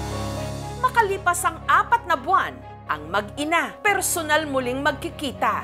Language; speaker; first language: Filipino; native; Filipino